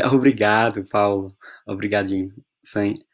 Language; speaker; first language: Portuguese; non-native, fluent; English